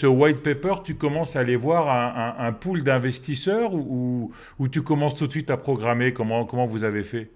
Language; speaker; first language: French; native; French